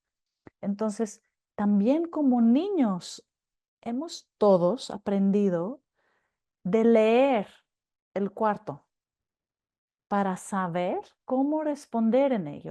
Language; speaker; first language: Spanish; non-native, fluent; Greek